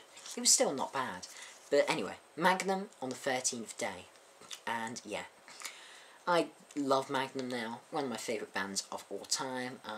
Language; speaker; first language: English; native; English